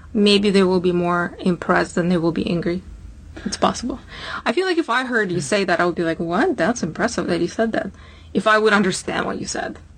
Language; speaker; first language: English; non-native, fluent; Russian